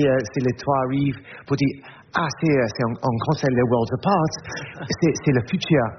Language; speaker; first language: French; non-native, learner; English